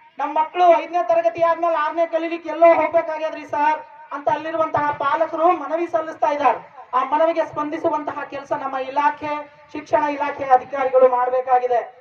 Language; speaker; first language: Kannada; native; Kannada